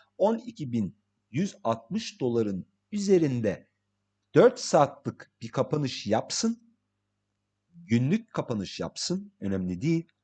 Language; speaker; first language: Turkish; early bilingual, heritage; English